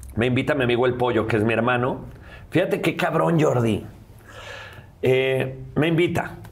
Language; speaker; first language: Spanish; native; Spanish